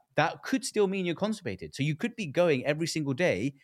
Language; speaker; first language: English; early bilingual, other home language; Hindi